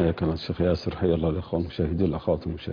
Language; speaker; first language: Arabic; native; Arabic